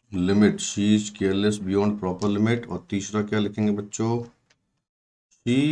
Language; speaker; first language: Hindi; native; Hindi